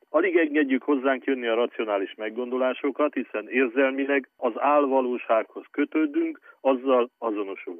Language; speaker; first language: Hungarian; native; Hungarian